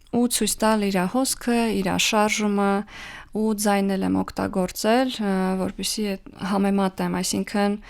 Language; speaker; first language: Armenian; early bilingual, heritage; Armenian